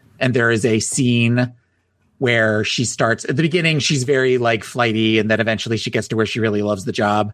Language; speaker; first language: English; native; English